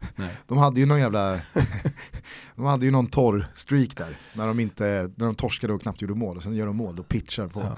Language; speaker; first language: Swedish; native; Swedish